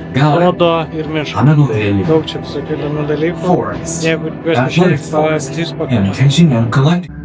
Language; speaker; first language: Lithuanian; native; Lithuanian